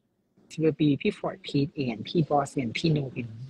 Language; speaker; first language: English; non-native, learner; Thai